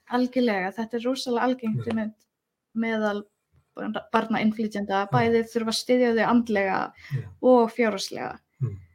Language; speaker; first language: Icelandic; early bilingual, other home language; Spanish